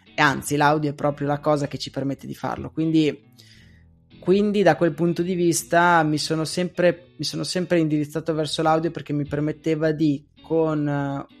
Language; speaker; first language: Italian; native; Italian